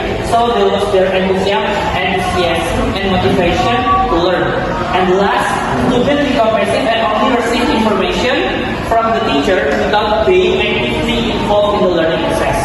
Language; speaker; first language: English; non-native, learner; Indonesian